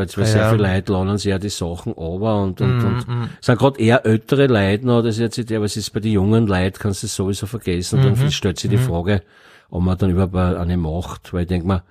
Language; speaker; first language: German; native; German